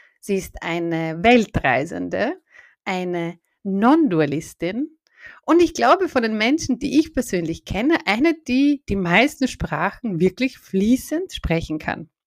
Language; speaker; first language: German; native; German